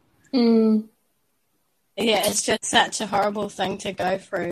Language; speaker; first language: English; native; English